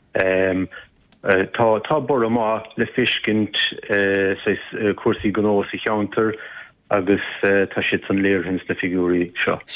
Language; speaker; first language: Irish; native; Irish